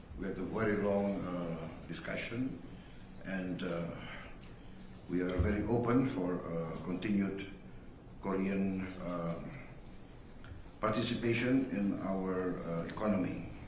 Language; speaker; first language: English; non-native, fluent; Indonesian